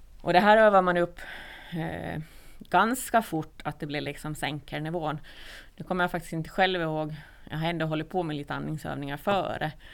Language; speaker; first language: Swedish; native; Swedish